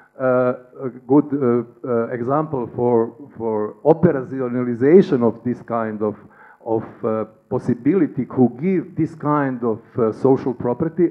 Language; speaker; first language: English; non-native, learner; Serbian